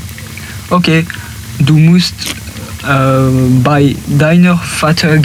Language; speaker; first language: German; non-native, learner; French